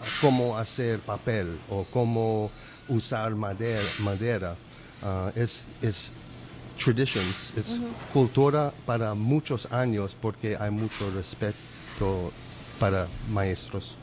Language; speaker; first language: Spanish; non-native, learner; English